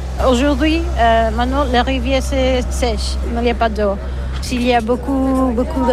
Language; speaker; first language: French; non-native, learner; Catalan